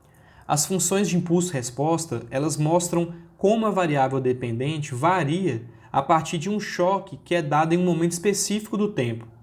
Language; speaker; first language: Portuguese; native; Portuguese